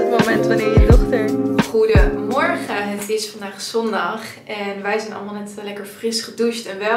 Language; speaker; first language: Dutch; native; Dutch